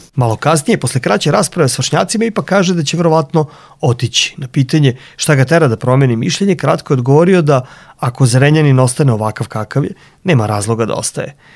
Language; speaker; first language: Serbian; native; Serbian